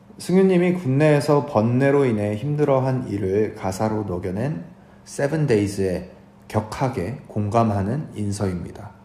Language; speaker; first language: Korean; native; Korean